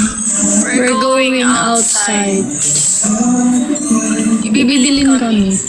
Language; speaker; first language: English; non-native, learner; Filipino